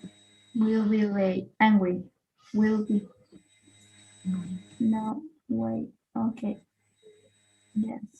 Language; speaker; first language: English; non-native, learner; Spanish